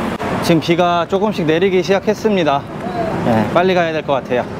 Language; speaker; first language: Korean; native; Korean